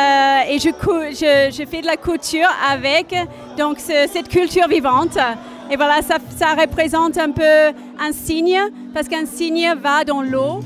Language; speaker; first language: French; non-native, learner; English